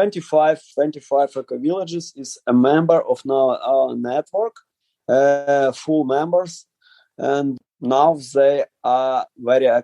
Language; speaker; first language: English; non-native, learner; Ukrainian